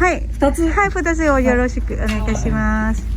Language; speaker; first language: Japanese; non-native, learner; Thai